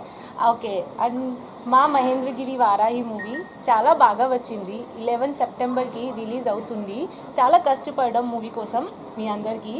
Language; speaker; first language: Telugu; non-native, learner; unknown